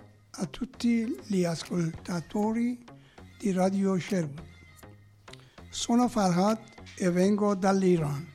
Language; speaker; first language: Italian; non-native, learner; Persian